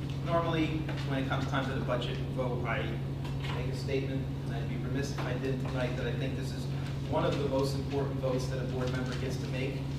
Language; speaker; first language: English; native; English